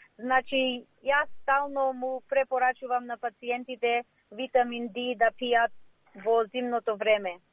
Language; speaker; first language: Macedonian; early bilingual, heritage; Macedonian